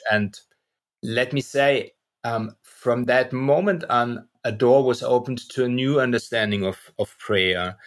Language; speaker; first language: English; non-native, fluent; German